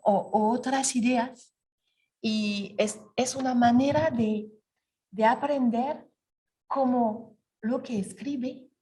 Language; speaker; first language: Spanish; non-native, learner; French